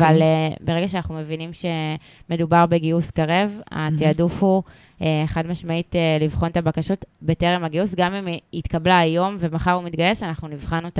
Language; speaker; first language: Hebrew; native; Hebrew